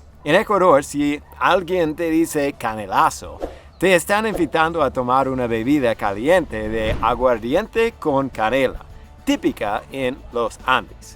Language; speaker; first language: Spanish; non-native, fluent; English